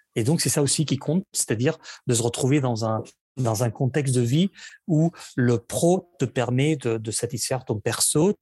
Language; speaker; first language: French; non-native, fluent; Spanish